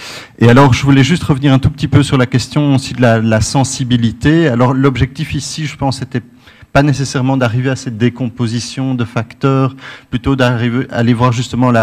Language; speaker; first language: French; native; French